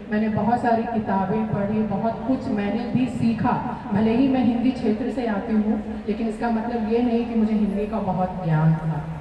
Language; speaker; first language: Hindi; native; Hindi